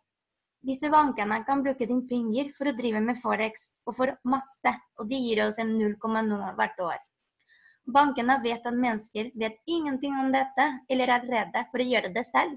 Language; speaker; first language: Norwegian; non-native, fluent; Spanish